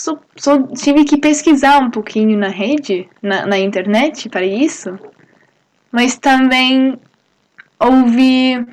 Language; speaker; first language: Portuguese; non-native, fluent; English